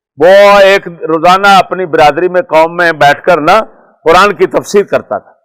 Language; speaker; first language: Urdu; non-native, local second language; Punjabi